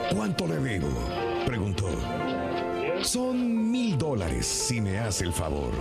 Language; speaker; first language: Spanish; native; Spanish